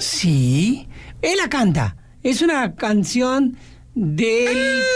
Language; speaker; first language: Spanish; native; Spanish